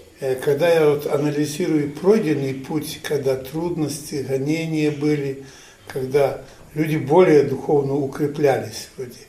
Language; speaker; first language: Russian; non-native, fluent; Ukrainian